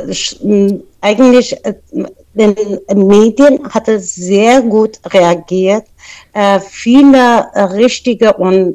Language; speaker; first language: German; non-native, fluent; Persian